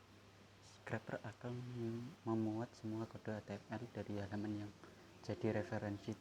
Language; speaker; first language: Indonesian; native; Indonesian